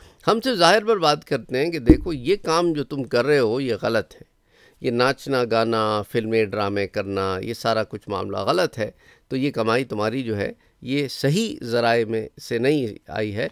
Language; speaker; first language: Urdu; native; Urdu